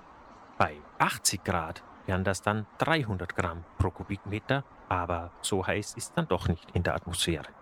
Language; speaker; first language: German; native; German